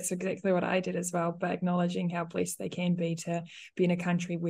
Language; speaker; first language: English; non-native, local second language; Afrikaans